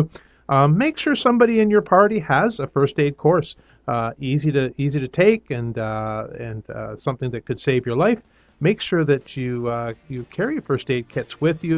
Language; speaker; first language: English; native; English